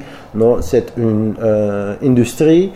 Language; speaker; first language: French; non-native, learner; Dutch